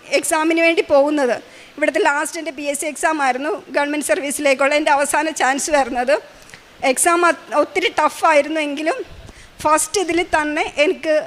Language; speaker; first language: Malayalam; native; Malayalam